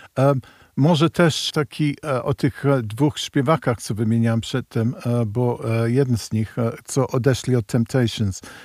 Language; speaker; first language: Polish; early bilingual, heritage; Polish